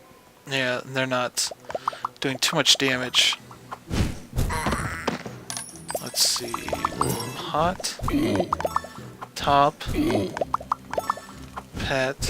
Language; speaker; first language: English; native; English